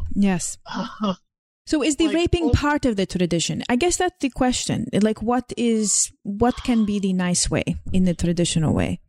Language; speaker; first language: English; non-native, fluent; Slovenian